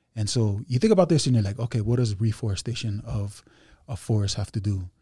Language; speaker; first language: English; early bilingual, other home language; Hindi